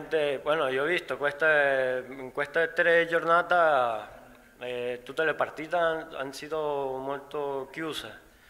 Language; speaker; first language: Italian; non-native, learner; Spanish